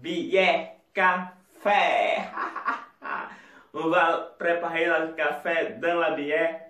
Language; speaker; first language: French; non-native, learner; Portuguese